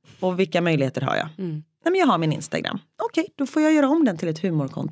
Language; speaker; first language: Swedish; native; Swedish